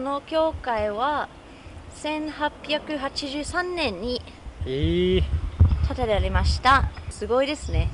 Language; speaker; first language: Japanese; non-native, fluent; English